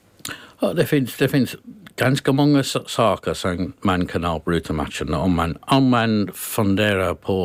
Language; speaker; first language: Swedish; non-native, learner; English